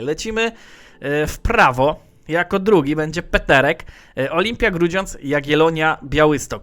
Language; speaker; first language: Polish; native; Polish